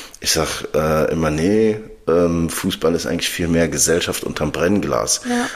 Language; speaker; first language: German; early bilingual, other home language; Arabic